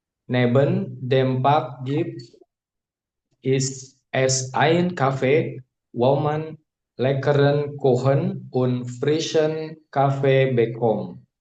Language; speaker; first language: German; non-native, learner; Indonesian